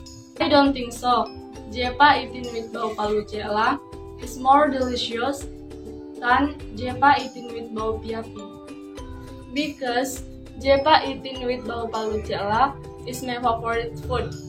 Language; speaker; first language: English; non-native, learner; Indonesian